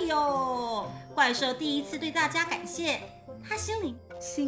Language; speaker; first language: Chinese; native; Chinese